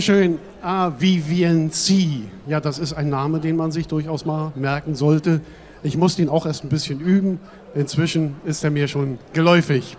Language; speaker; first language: German; native; German